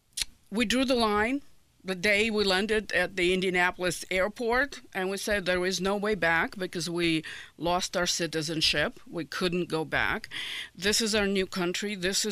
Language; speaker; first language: English; non-native, fluent; Ukrainian